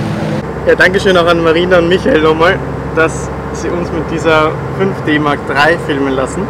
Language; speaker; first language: German; native; German